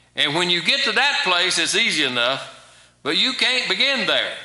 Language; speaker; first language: English; native; English